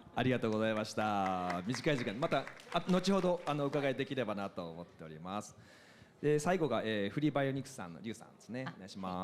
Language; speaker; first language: Japanese; native; Japanese